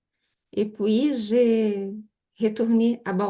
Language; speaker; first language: French; non-native, learner; Portuguese